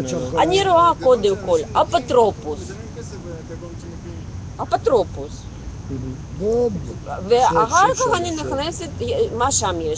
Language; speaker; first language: Hebrew; non-native, local second language; Russian